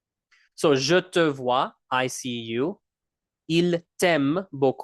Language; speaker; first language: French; non-native, local second language; English